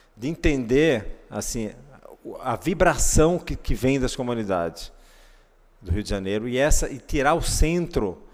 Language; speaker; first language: Portuguese; native; Portuguese